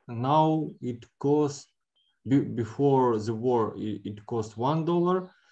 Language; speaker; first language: English; non-native, learner; Ukrainian